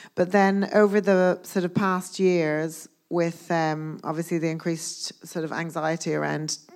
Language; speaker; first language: English; native; English